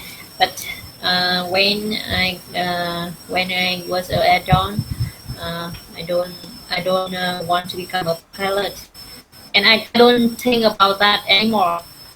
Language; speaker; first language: English; non-native, learner; Vietnamese